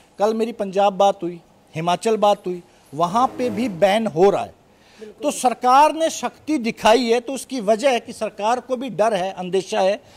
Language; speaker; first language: Hindi; native; Hindi